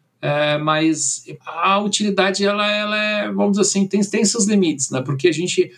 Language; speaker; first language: Portuguese; early bilingual, other home language; German